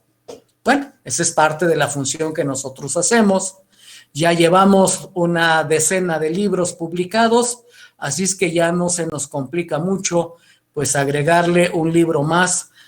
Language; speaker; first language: Spanish; native; Spanish